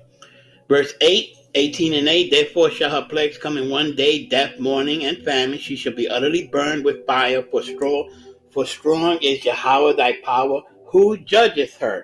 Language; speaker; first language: English; native; English